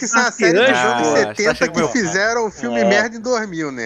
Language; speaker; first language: Portuguese; native; Portuguese